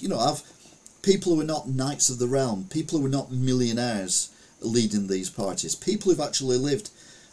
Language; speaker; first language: English; native; English